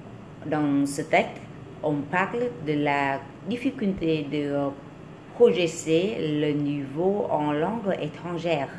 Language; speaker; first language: French; non-native, learner; Vietnamese